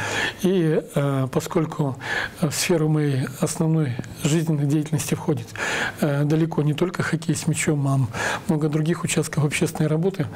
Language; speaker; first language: Russian; native; Russian